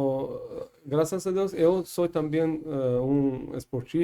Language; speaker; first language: Portuguese; non-native, learner; Persian